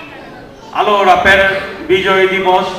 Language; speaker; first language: Italian; non-native, learner; Bangla